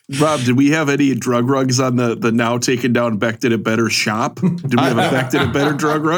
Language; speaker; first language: English; native; English